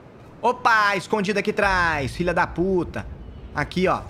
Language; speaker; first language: Portuguese; native; Portuguese